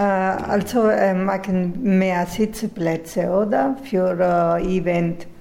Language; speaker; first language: German; non-native, fluent; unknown